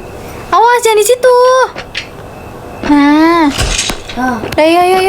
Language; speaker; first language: Indonesian; native; Indonesian